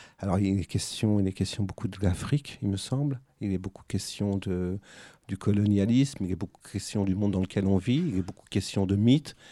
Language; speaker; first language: French; native; French